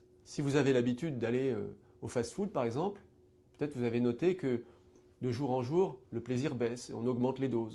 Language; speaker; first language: French; native; French